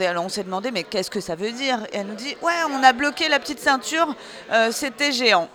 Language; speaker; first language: French; native; French